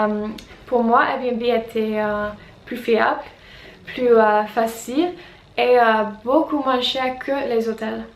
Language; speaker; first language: French; non-native, fluent; English